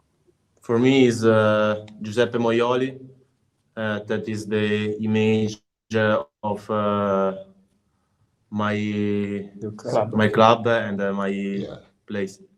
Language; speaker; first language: English; non-native, learner; Italian